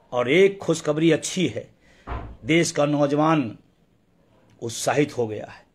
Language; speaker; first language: Hindi; native; Hindi